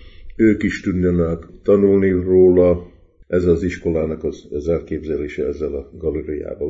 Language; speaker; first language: Hungarian; early bilingual, heritage; Hungarian